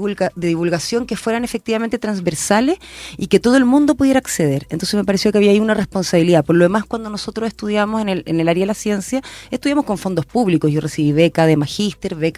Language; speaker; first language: Spanish; native; Spanish